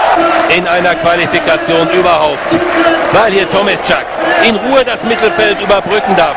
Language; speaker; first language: German; native; German